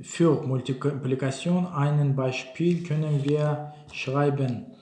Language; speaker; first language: German; non-native, learner; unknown